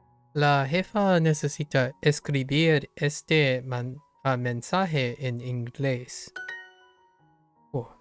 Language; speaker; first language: Spanish; non-native, learner; English